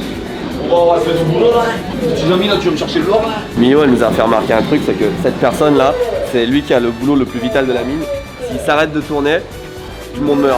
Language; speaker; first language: French; native; French